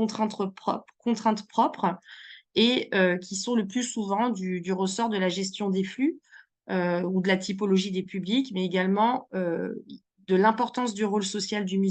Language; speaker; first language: French; native; French